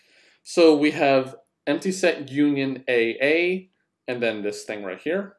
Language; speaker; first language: English; native; English